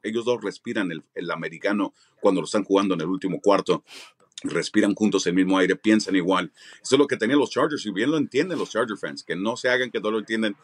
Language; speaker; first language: Spanish; early bilingual, heritage; Spanish